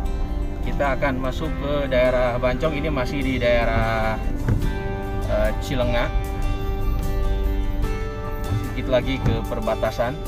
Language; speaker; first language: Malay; non-native, local second language; Sundanese